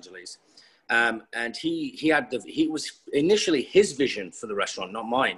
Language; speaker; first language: English; native; English